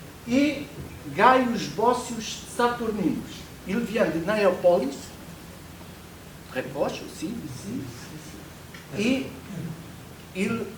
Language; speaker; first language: French; non-native, fluent; Portuguese